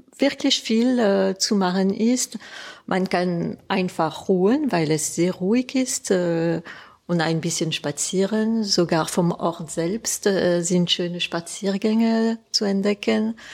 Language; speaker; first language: German; non-native, local second language; French